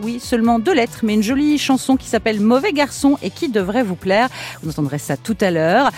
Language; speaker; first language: French; native; French